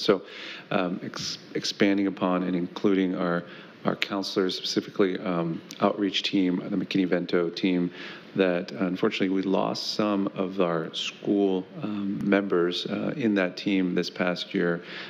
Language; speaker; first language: English; early bilingual, other home language; Spanish